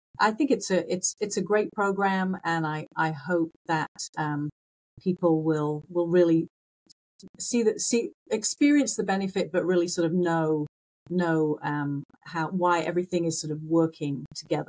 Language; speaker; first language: English; native; English